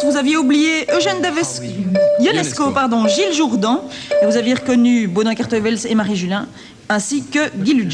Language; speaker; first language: French; native; French